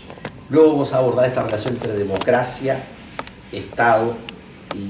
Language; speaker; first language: Spanish; native; Spanish